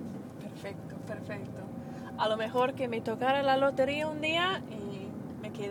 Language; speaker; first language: Spanish; non-native, fluent; English